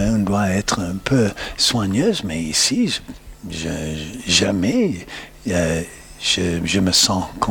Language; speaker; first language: French; non-native, learner; English